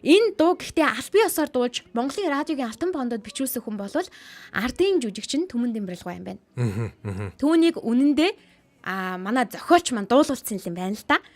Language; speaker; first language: Mongolian; native; Mongolian